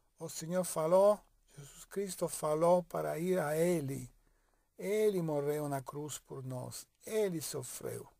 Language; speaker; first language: Portuguese; non-native, fluent; Italian